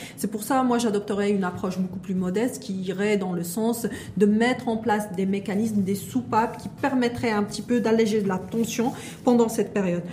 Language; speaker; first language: French; non-native, local second language; Arabic